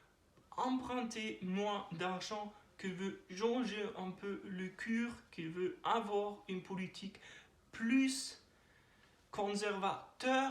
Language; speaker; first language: French; non-native, learner; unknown